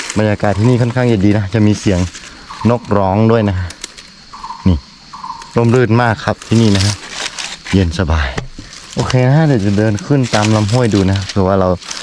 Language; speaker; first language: Thai; non-native, local second language; Karen languages